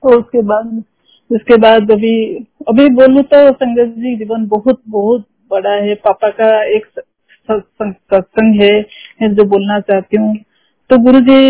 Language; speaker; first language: Hindi; non-native, local second language; Odia